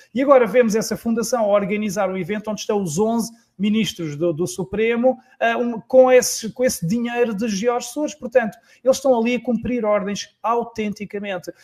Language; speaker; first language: Portuguese; native; Portuguese